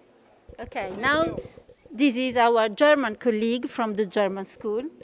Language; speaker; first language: English; non-native, fluent; Italian